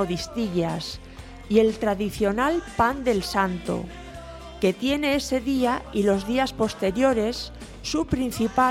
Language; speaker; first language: Spanish; native; Spanish